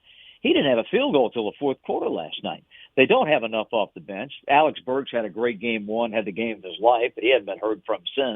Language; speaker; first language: English; native; English